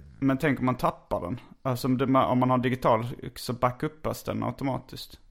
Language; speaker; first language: Swedish; native; Swedish